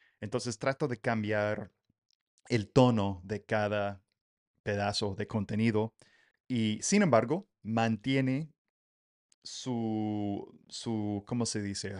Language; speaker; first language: Spanish; non-native, fluent; English